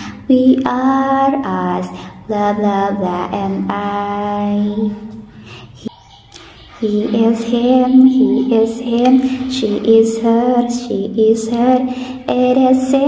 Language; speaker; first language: English; non-native, fluent; Indonesian